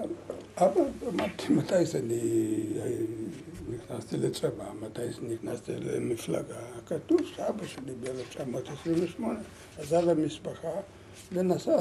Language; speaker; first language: Hebrew; non-native, learner; Lithuanian